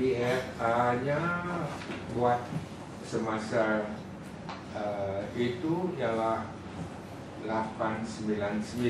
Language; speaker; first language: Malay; non-native, local second language; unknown